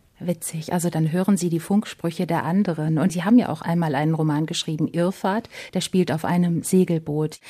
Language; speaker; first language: German; native; German